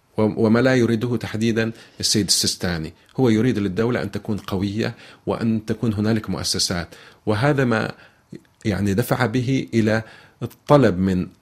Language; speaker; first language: Arabic; native; Arabic